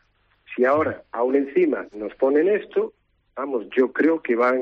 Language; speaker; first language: Spanish; native; Spanish